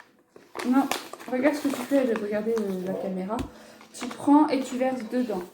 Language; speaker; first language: French; native; French